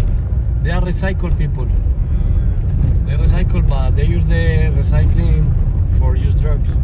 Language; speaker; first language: English; non-native, fluent; Spanish